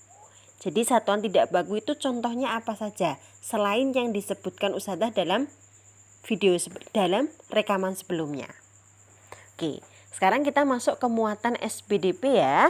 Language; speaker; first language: Indonesian; native; Indonesian